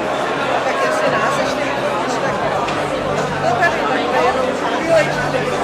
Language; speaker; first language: Czech; native; Czech